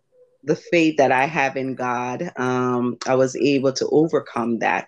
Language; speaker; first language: English; early bilingual, other home language; Jamaican Creole English